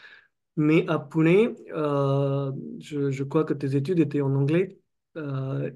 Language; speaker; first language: French; non-native, fluent; Marathi